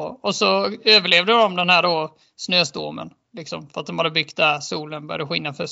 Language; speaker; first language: Swedish; native; Swedish